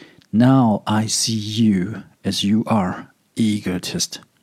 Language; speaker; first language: English; non-native, fluent; Chinese